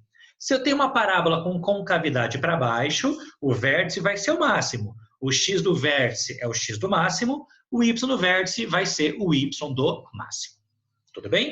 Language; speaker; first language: Portuguese; native; Portuguese